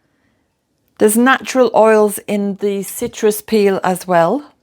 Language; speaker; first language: English; native; English